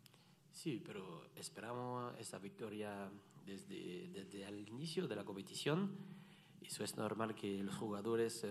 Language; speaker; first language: Spanish; non-native, learner; French